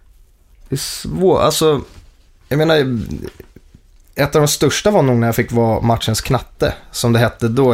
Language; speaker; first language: Swedish; native; Swedish